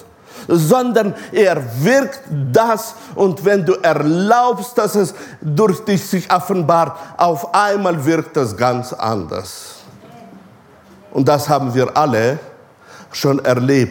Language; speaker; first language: German; non-native, fluent; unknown